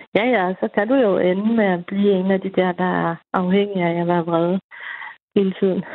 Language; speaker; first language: Danish; native; Danish